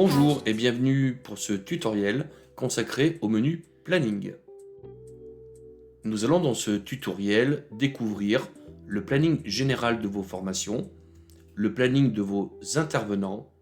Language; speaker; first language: French; native; French